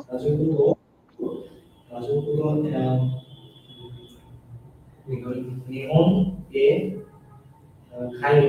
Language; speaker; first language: Japanese; non-native, learner; Bangla